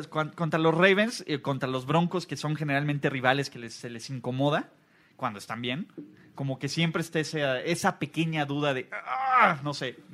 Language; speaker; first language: Spanish; native; Spanish